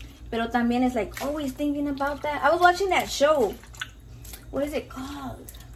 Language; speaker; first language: English; early bilingual, other home language; Spanish